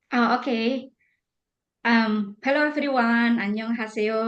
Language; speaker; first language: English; non-native, fluent; Indonesian